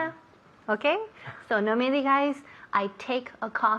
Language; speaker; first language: English; non-native, fluent; Spanish